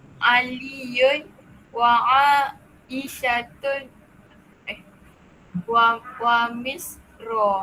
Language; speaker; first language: Arabic; non-native, learner; Malay